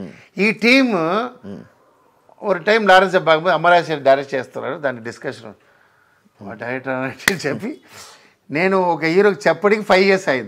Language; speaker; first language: Telugu; non-native, local second language; Tamil